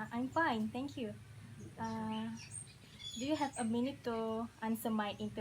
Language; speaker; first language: English; non-native, learner; Malay